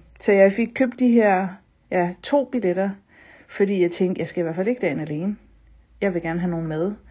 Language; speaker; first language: Danish; native; Danish